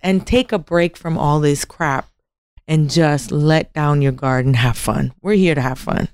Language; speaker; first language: English; native; English